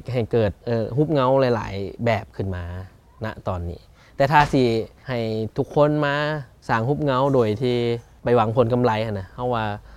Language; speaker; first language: Lao; early bilingual, heritage; Lao